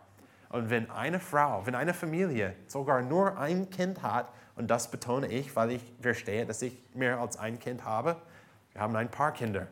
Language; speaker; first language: German; non-native, fluent; English